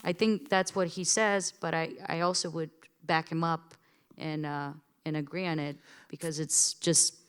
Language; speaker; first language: English; non-native, fluent; Bulgarian